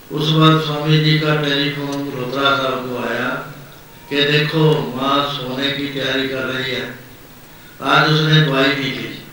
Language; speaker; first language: Hindi; non-native, local second language; Punjabi